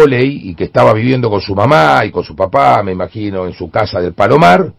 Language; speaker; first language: Spanish; native; Spanish